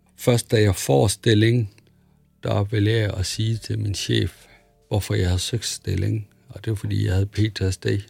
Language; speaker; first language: Danish; early bilingual, other home language; Arabic